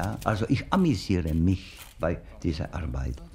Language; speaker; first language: German; non-native, fluent; Czech